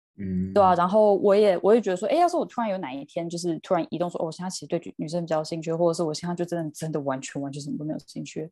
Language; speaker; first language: Chinese; early bilingual, heritage; Chinese